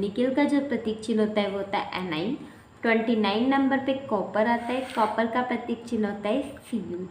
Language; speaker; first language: Hindi; native; Hindi